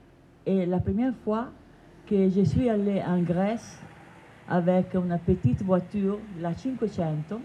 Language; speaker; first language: French; non-native, learner; Italian